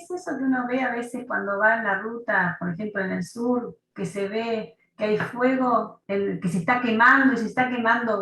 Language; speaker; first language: Spanish; native; Spanish